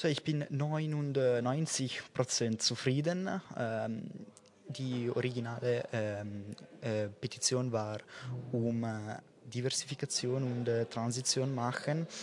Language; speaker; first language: German; non-native, local second language; Italian